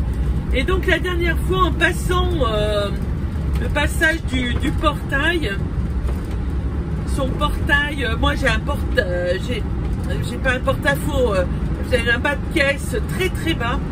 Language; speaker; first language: French; native; French